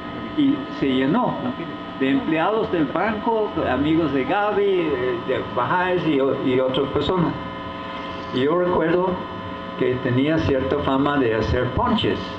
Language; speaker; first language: Spanish; non-native, fluent; English